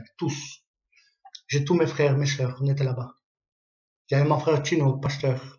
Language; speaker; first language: French; native; French